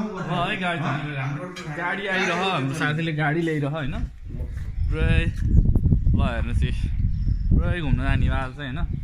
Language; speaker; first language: Nepali; non-native, local second language; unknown